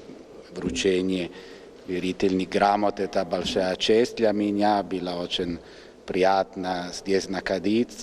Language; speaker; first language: Russian; non-native, fluent; Italian